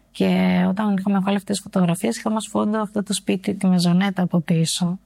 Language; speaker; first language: Greek; early bilingual, other home language; Albanian